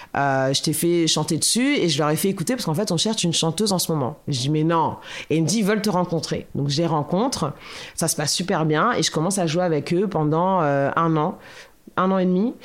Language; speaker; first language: French; native; French